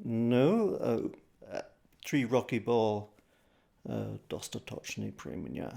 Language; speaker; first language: Slovak; non-native, fluent; English